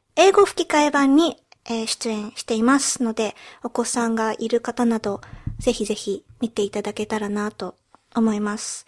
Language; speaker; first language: Japanese; early bilingual, heritage; Japanese